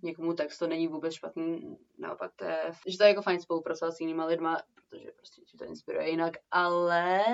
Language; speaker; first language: Czech; early bilingual, heritage; Czech